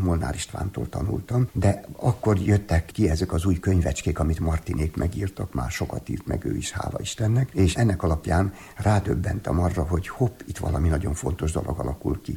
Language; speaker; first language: Hungarian; native; Hungarian